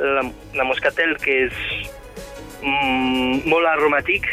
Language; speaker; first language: Catalan; non-native, fluent; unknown